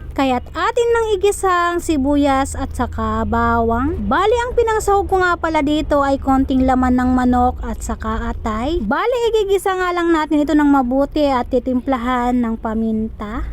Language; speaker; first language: Filipino; non-native, local second language; Bikol